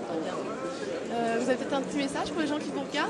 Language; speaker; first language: French; native; French